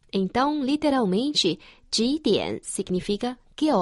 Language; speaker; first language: Portuguese; non-native, fluent; Chinese